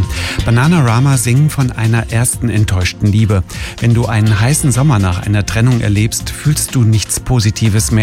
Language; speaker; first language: German; native; German